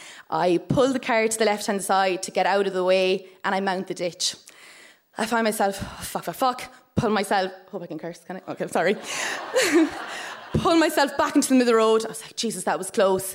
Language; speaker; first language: English; native; English